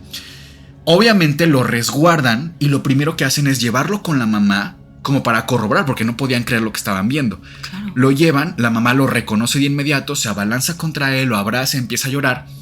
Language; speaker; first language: Spanish; native; Spanish